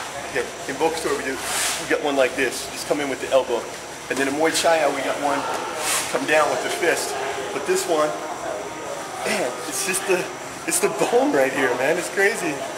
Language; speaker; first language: English; native; English